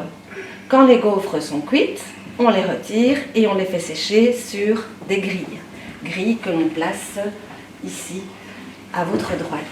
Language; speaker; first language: French; native; French